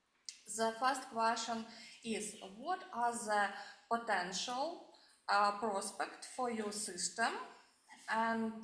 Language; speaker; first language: English; non-native, learner; Ukrainian